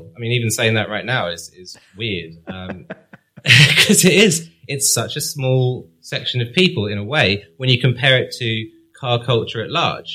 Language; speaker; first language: English; native; English